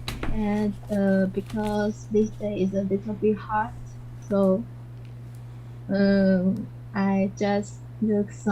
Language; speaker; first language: English; non-native, learner; Chinese